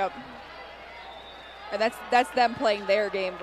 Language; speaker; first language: English; native; English